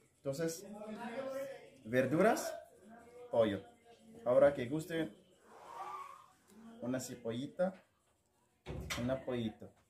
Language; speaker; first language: Spanish; non-native, learner; Arabic